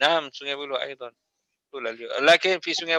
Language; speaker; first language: Arabic; non-native, fluent; Malay